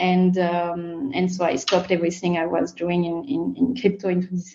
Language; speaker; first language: English; non-native, fluent; French